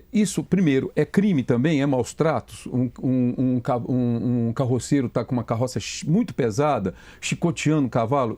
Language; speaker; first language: Portuguese; native; Portuguese